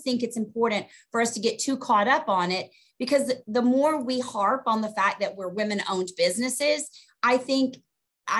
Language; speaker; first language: English; native; English